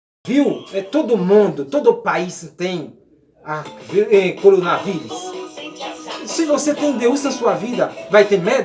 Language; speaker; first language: Portuguese; non-native, learner; Haitian Creole